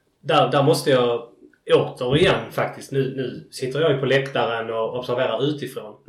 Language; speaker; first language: Swedish; native; Swedish